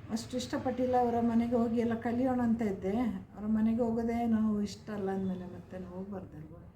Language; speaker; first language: Kannada; non-native, local second language; Malayalam